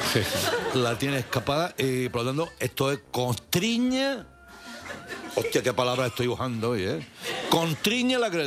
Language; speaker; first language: Spanish; native; Spanish